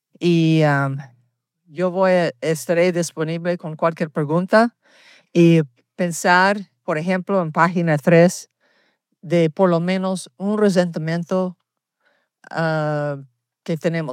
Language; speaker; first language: Spanish; early bilingual, heritage; Spanish